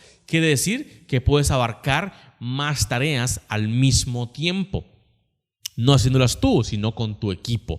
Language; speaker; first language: Spanish; native; Spanish